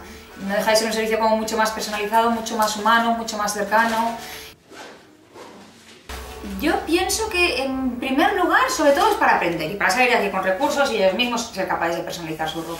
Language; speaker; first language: Spanish; native; Spanish